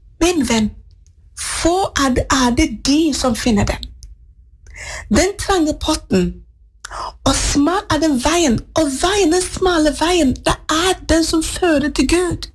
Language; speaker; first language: Norwegian; non-native, fluent; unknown